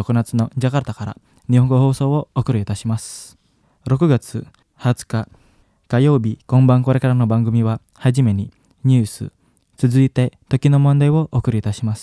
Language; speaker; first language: Japanese; non-native, fluent; Indonesian